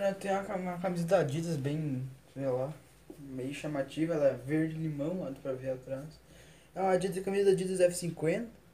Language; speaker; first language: Portuguese; native; Portuguese